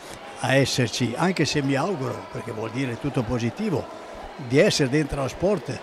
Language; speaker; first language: Italian; native; Italian